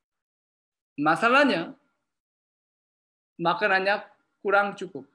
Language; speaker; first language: Indonesian; non-native, learner; Korean